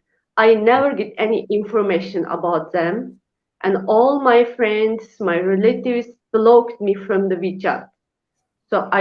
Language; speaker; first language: English; non-native, learner; Uyghur